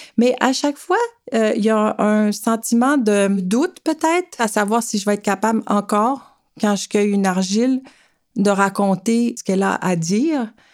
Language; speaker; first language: French; native; French